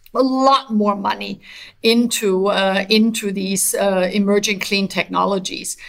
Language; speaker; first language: English; non-native, fluent; German